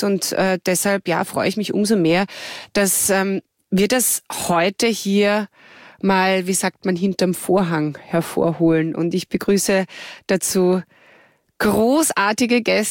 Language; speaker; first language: German; native; German